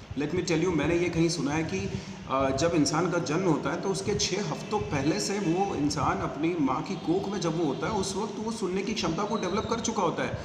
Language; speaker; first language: Hindi; native; Hindi